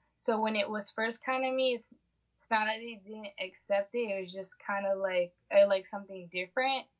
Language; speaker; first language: English; early bilingual, other home language; Portuguese